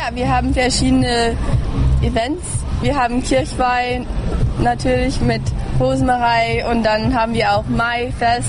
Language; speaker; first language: German; early bilingual, heritage; English